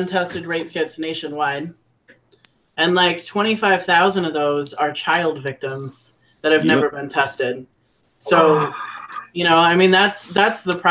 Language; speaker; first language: English; native; English